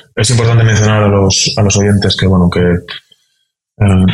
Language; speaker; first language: Spanish; native; Spanish